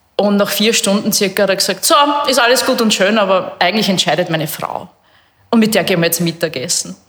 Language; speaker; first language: German; native; German